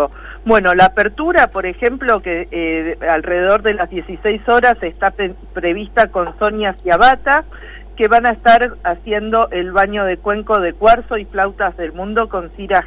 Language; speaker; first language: Spanish; native; Spanish